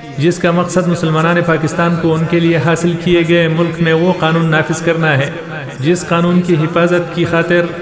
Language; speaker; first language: Urdu; non-native, local second language; Pashto